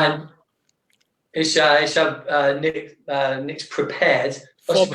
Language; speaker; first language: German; non-native, learner; English